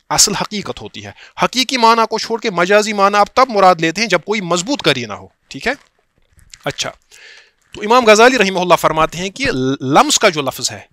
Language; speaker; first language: Urdu; non-native, local second language; Kashmiri